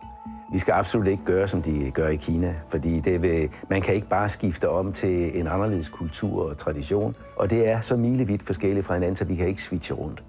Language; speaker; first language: Danish; native; Danish